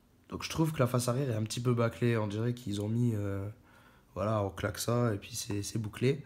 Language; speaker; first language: French; native; French